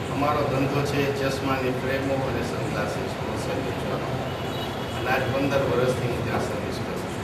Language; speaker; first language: Gujarati; early bilingual, heritage; Gujarati